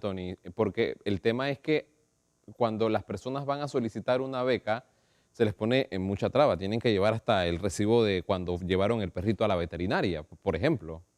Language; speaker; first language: Spanish; native; Spanish